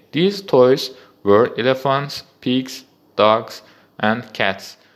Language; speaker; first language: English; non-native, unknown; Azerbaijani